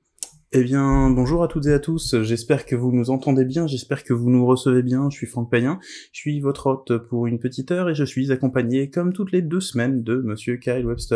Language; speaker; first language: French; native; French